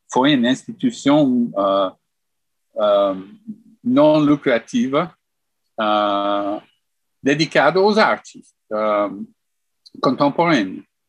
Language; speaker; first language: Portuguese; non-native, fluent; English